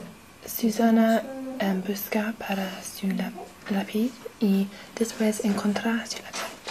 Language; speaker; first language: Spanish; non-native, learner; English